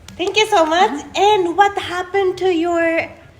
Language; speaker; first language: English; non-native, fluent; Japanese